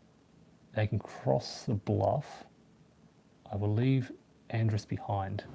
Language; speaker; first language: English; native; English